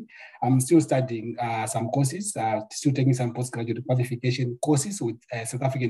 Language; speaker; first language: English; non-native, local second language; Shona